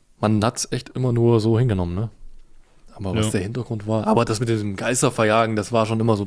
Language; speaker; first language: German; native; German